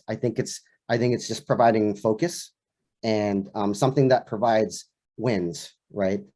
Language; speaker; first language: English; native; English